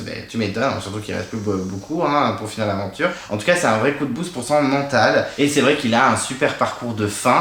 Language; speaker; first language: French; native; French